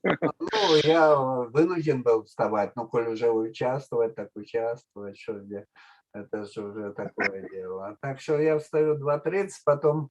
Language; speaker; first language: Russian; native; Russian